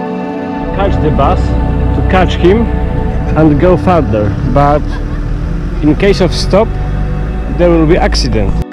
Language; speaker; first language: English; non-native, learner; Polish